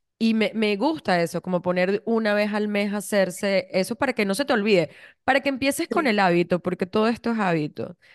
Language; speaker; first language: Spanish; native; Spanish